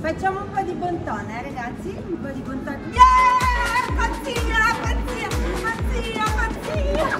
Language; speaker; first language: Italian; native; Italian